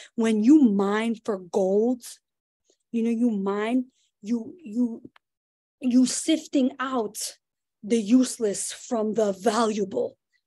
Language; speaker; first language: English; native; English